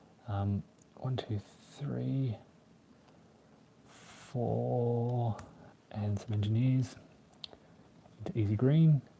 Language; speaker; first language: English; native; English